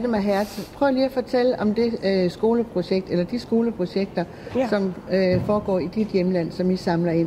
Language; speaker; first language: Danish; native; Danish